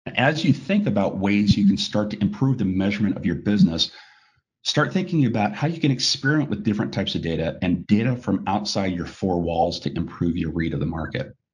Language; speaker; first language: English; native; English